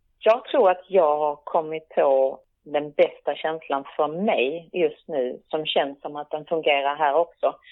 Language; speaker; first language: Swedish; native; Swedish